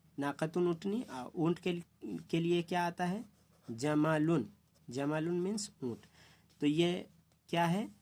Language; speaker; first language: Urdu; native; Urdu